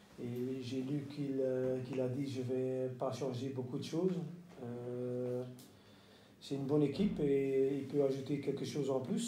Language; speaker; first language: French; non-native, local second language; Dutch